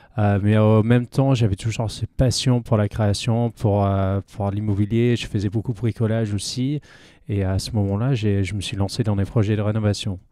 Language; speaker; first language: French; non-native, fluent; English